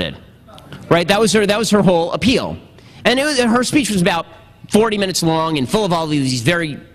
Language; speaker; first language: English; native; English